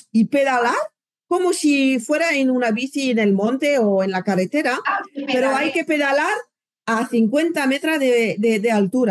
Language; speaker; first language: Spanish; non-native, fluent; French